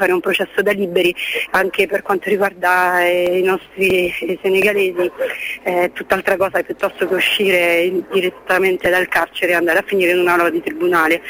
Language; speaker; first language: Italian; native; Italian